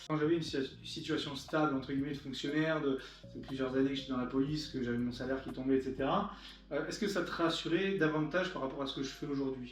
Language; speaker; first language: French; native; French